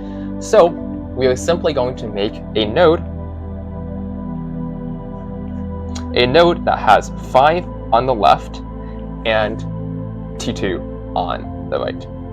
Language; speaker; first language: English; native; English